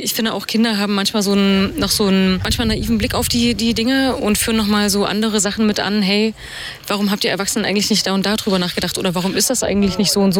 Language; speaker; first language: German; native; German